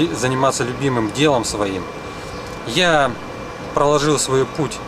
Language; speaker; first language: Russian; native; Russian